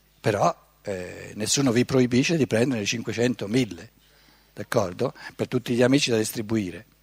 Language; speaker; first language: Italian; native; Italian